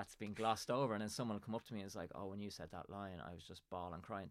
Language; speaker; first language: English; native; English